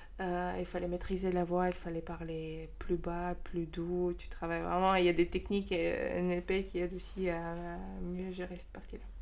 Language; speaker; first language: French; non-native, fluent; Russian